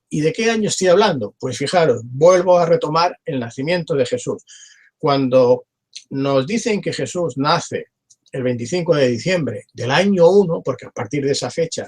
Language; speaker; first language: Spanish; native; Spanish